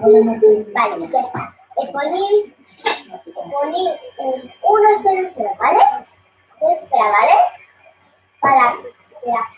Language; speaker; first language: Spanish; early bilingual, other home language; Filipino